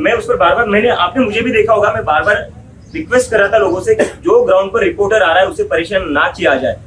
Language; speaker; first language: Hindi; non-native, local second language; Marathi